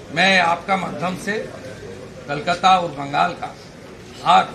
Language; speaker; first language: Hindi; non-native, local second language; Bangla